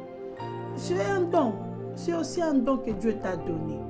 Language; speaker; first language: French; non-native, local second language; Lingala